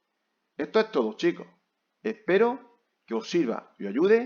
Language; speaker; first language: Spanish; native; Spanish